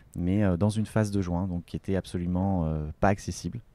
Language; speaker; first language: French; native; French